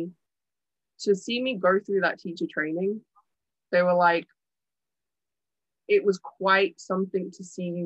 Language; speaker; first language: English; native; English